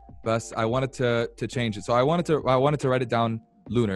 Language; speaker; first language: English; early bilingual, other home language; Arabic